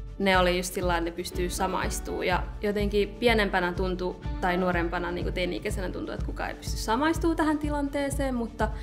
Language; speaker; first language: Finnish; early bilingual, other home language; Nepali